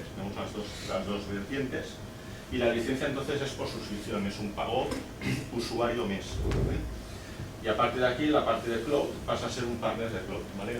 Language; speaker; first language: Spanish; native; Spanish